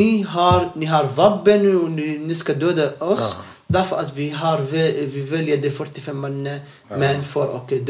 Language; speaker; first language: Swedish; non-native, learner; Arabic